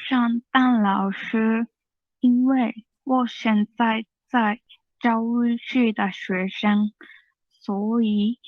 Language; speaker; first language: Chinese; non-native, learner; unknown